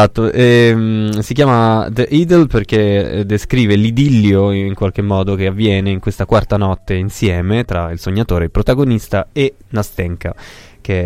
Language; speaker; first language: Italian; native; Italian